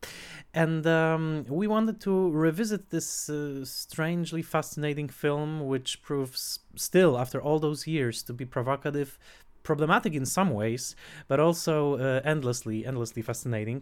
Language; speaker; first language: English; non-native, fluent; Polish